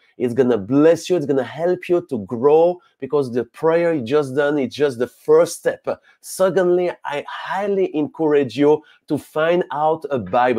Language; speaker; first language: English; non-native, fluent; French